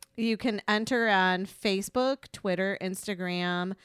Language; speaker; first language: English; native; English